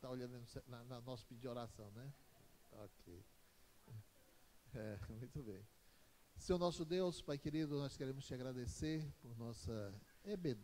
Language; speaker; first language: Portuguese; native; Portuguese